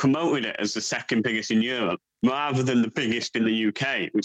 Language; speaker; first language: English; native; English